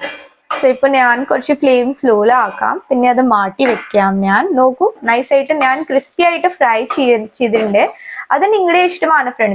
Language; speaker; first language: Malayalam; non-native, fluent; Hindi